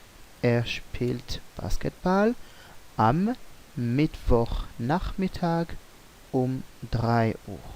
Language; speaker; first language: German; non-native, fluent; French